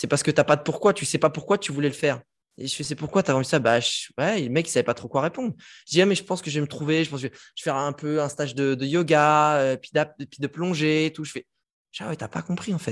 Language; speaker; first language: French; native; French